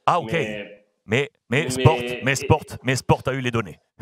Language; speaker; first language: French; native; French